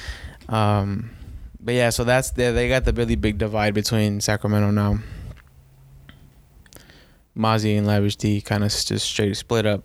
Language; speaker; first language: English; early bilingual, other home language; Spanish